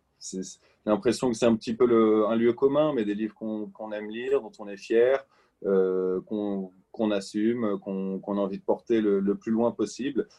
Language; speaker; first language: French; native; French